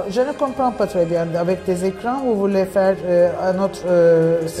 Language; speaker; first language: French; non-native, fluent; Turkish